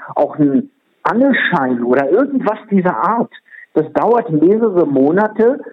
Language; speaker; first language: German; non-native, fluent; Czech